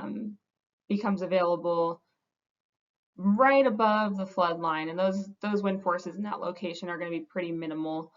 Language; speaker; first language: English; native; English